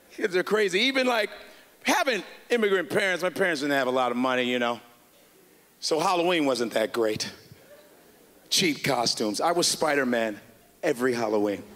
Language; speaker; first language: English; native; English